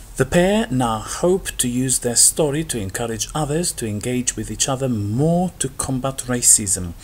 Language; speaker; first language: English; non-native, fluent; Albanian